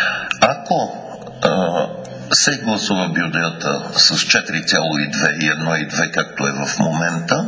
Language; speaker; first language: Bulgarian; native; Bulgarian